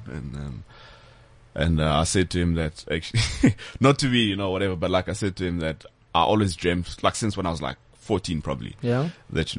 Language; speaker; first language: English; non-native, local second language; Zulu